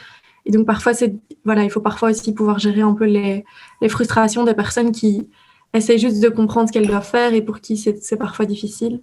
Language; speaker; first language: French; native; French